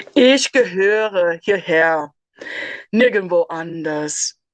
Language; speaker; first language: German; non-native, fluent; Spanish